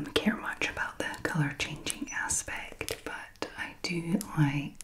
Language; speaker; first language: English; native; English